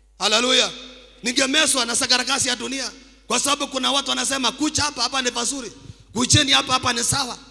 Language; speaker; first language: Swahili; non-native, local second language; Kalenjin